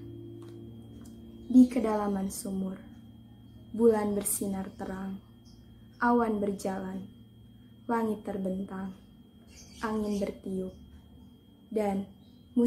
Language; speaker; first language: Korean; non-native, learner; Indonesian